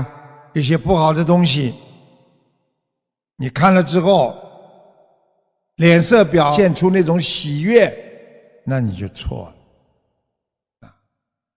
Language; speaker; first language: Chinese; native; Chinese